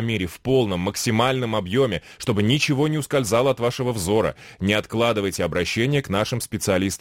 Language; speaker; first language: Russian; native; Russian